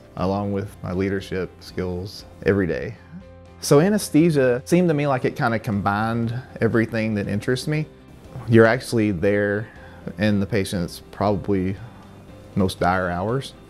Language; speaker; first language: English; native; English